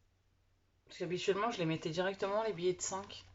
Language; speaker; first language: French; native; French